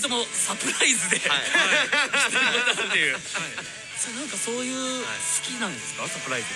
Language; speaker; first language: Japanese; native; Japanese